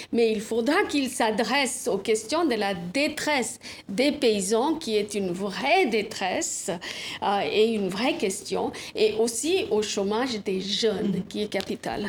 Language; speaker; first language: French; non-native, fluent; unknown